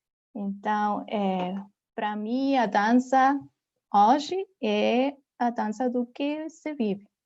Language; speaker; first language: Portuguese; non-native, fluent; Spanish